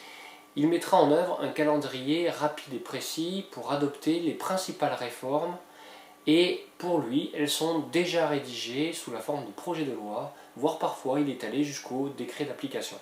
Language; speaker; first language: French; native; French